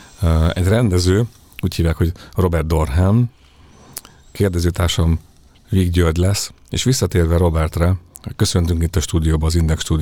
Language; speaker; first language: Hungarian; native; Hungarian